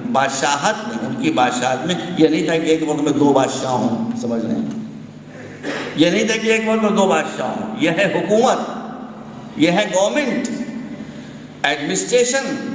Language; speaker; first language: Urdu; native; Urdu